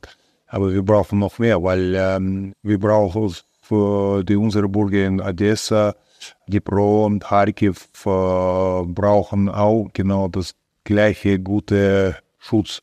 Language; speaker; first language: German; non-native, fluent; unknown